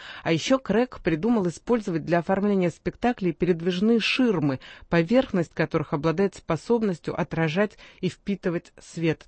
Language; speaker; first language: Russian; native; Russian